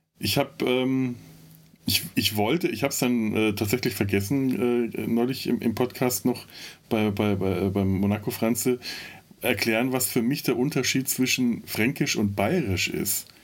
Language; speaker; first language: German; native; German